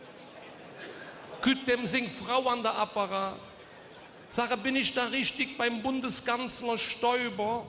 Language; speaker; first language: German; native; German